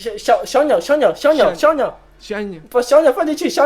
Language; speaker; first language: Chinese; early bilingual, heritage; Chinese